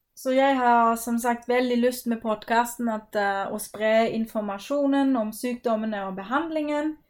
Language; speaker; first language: Norwegian; non-native, fluent; German